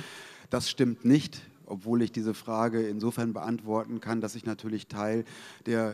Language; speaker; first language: German; native; German